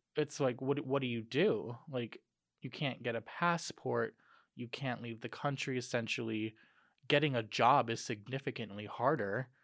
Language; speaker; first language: English; native; English